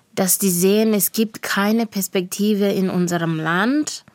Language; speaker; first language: German; non-native, fluent; Shona